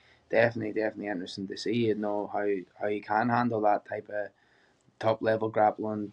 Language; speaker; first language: English; native; English